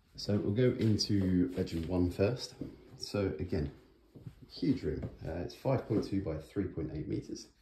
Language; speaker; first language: English; native; English